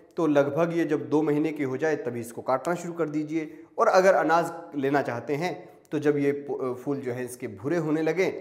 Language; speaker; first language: Hindi; native; Hindi